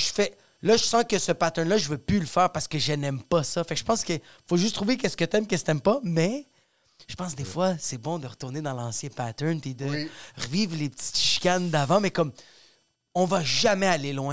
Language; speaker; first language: French; native; French